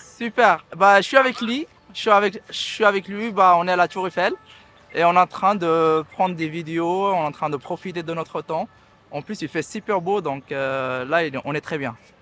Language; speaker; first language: French; native; French